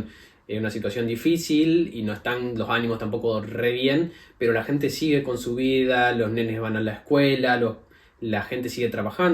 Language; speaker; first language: Spanish; native; Spanish